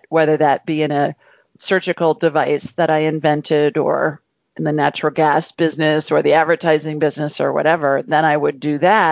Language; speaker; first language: English; native; English